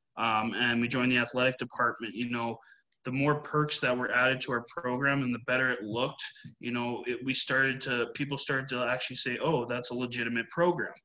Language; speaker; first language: English; native; English